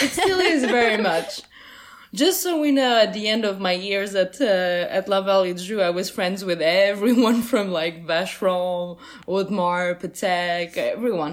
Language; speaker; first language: English; non-native, fluent; Portuguese